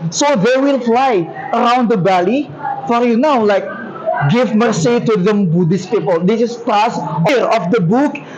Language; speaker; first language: English; non-native, learner; Indonesian